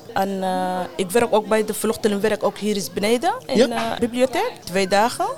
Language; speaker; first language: Dutch; non-native, learner; Arabic